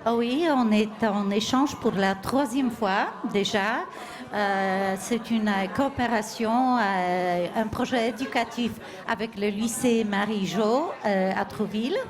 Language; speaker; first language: French; non-native, fluent; Polish